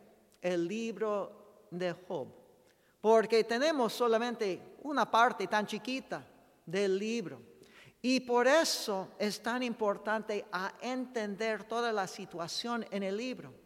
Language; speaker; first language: Spanish; non-native, fluent; English